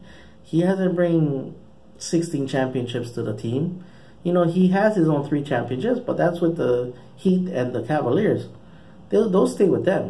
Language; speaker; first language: English; native; English